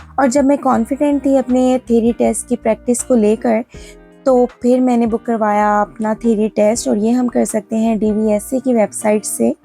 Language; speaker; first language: Urdu; native; Urdu